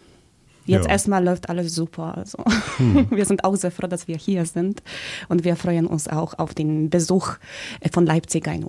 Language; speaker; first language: German; early bilingual, other home language; Polish